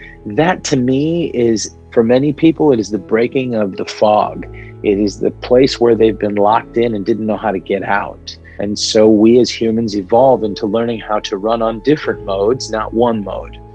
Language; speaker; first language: English; early bilingual, other home language; Arabic